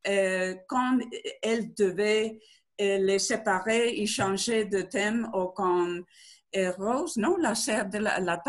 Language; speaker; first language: French; non-native, learner; Spanish